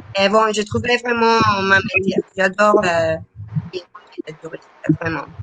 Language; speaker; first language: French; non-native, fluent; Spanish